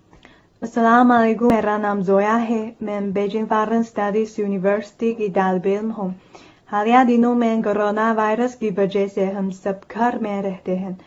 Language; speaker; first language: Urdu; non-native, learner; Chinese